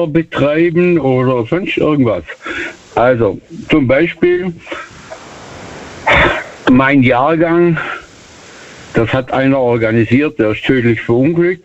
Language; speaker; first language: German; native; German